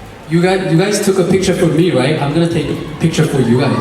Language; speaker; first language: English; non-native, learner; Korean